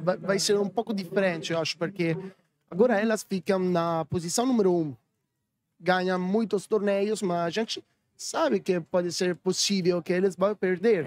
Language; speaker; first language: Portuguese; non-native, learner; Italian